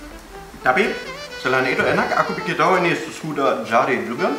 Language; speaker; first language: Indonesian; non-native, fluent; German